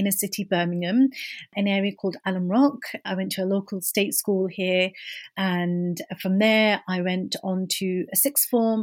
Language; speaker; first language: English; native; English